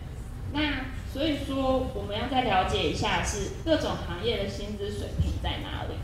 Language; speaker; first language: Chinese; native; Chinese